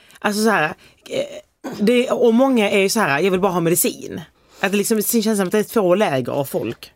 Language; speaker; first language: Swedish; native; Swedish